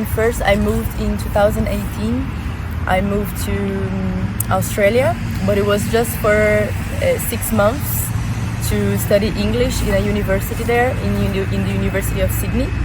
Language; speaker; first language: English; non-native, fluent; Portuguese